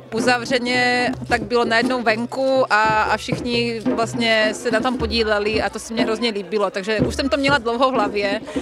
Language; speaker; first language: Czech; native; Czech